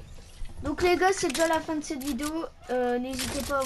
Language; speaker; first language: French; native; French